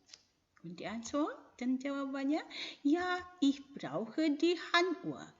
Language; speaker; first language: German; non-native, fluent; Indonesian